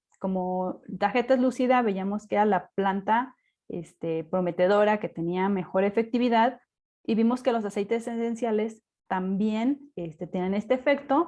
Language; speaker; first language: Spanish; native; Spanish